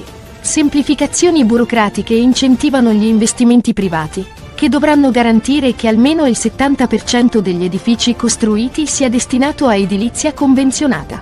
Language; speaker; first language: Italian; native; Italian